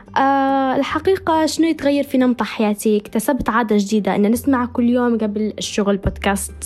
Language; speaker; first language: Arabic; native; Arabic